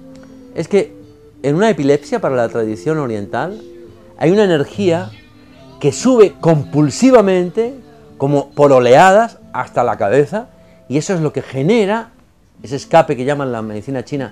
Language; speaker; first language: Spanish; native; Spanish